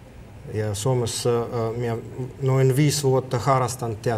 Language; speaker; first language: Finnish; non-native, learner; Russian